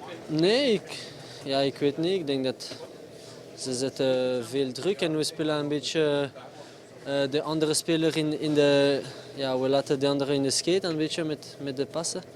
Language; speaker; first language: Dutch; non-native, local second language; French